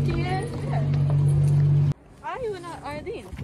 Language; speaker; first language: Spanish; non-native, learner; English